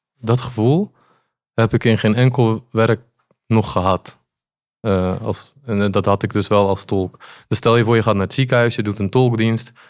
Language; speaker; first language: Dutch; early bilingual, other home language; Polish